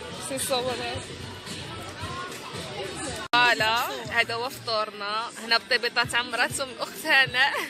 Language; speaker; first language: Arabic; native; Arabic